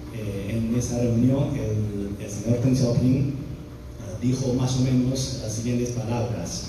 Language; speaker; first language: Spanish; non-native, fluent; Chinese